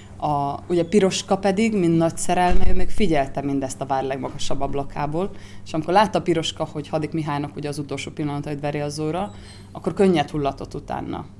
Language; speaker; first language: Hungarian; native; Hungarian